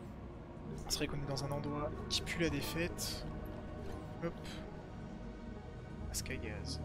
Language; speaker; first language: French; native; French